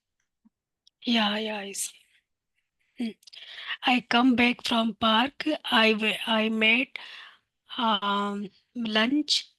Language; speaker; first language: English; non-native, learner; Hindi